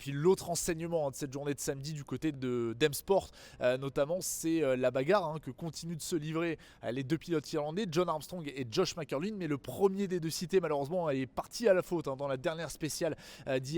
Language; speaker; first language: French; native; French